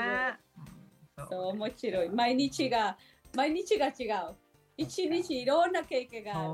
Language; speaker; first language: Japanese; non-native, learner; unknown